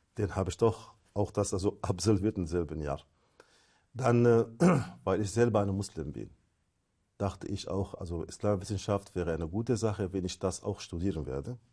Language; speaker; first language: German; non-native, fluent; Arabic